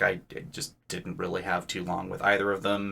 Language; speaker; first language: English; native; English